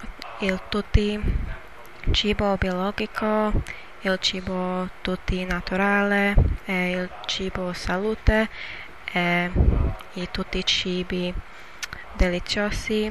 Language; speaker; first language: Italian; non-native, learner; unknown